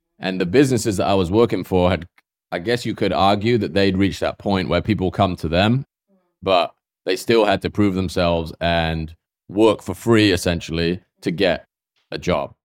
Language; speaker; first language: English; native; English